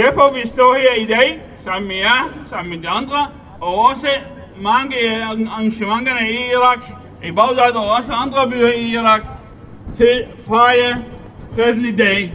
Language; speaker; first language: Danish; non-native, learner; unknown